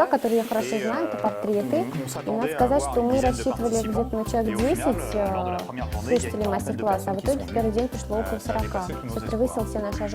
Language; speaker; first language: Russian; native; Russian